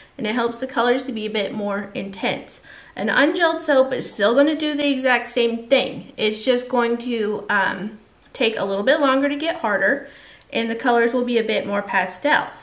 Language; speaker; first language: English; native; English